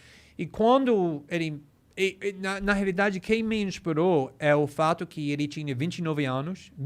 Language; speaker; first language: Portuguese; non-native, fluent; English